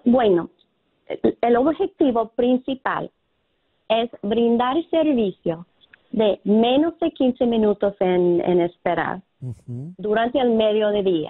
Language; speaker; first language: Spanish; non-native, fluent; English